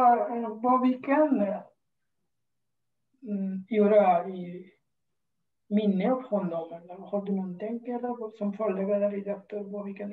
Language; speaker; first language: Swedish; non-native, fluent; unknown